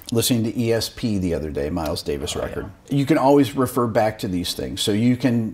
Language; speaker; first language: English; native; English